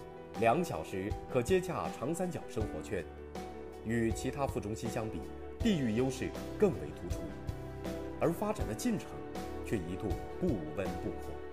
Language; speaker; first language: Chinese; native; Chinese